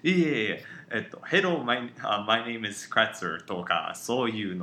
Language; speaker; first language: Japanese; non-native, learner; English